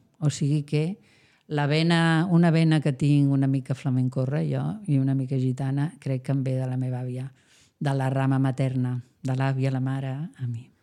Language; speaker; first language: Catalan; non-native, local second language; Spanish